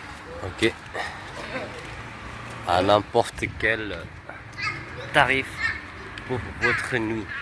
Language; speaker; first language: French; non-native, fluent; Indonesian